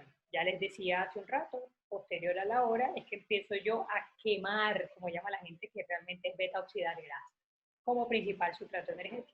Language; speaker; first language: Spanish; native; Spanish